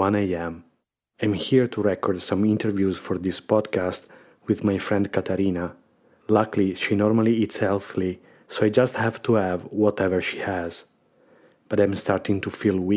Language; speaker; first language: English; non-native, fluent; Italian